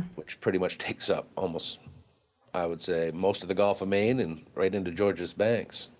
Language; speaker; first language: English; native; English